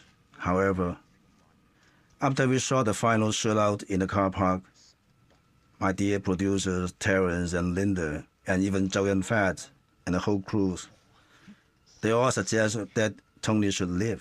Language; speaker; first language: English; non-native, local second language; Cantonese